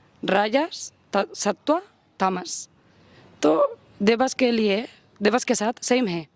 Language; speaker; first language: Hindi; non-native, learner; Spanish